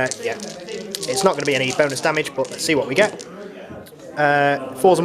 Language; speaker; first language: English; native; English